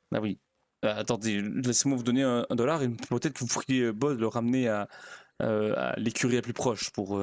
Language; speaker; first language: French; native; French